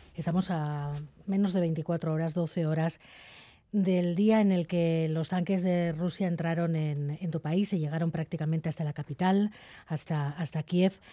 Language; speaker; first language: Spanish; native; Spanish